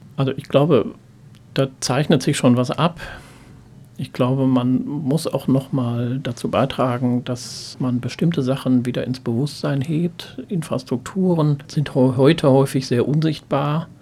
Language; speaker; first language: German; native; German